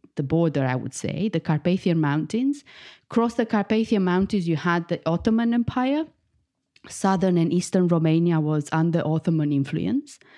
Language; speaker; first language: English; non-native, fluent; Romanian